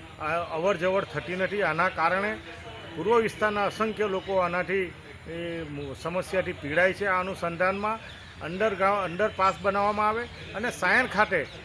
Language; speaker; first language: Gujarati; native; Gujarati